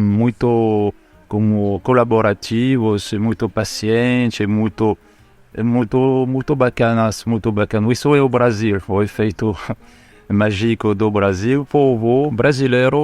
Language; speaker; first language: Portuguese; non-native, fluent; French